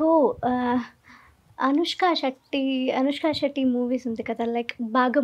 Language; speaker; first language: Telugu; non-native, learner; Malayalam